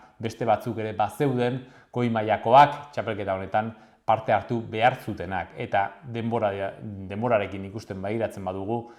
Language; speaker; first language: Basque; native; Basque